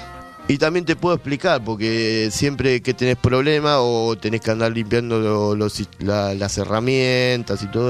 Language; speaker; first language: Spanish; native; Spanish